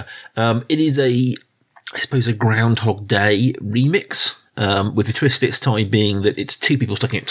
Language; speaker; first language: English; native; English